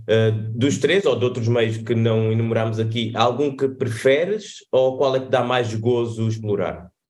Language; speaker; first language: Portuguese; native; Portuguese